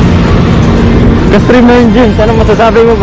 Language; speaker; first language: Filipino; non-native, local second language; Cebuano